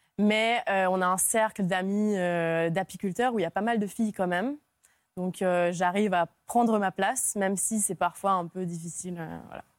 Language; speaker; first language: French; early bilingual, other home language; Hungarian